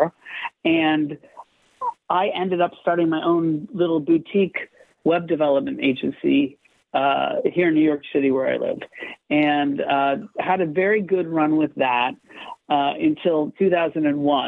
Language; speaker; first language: English; native; English